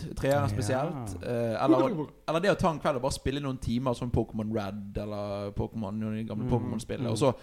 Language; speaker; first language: Norwegian; native; Norwegian